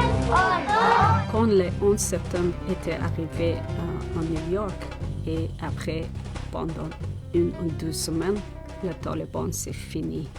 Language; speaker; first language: French; non-native, learner; Persian